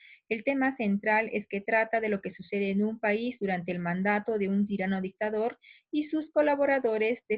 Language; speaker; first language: Spanish; native; Spanish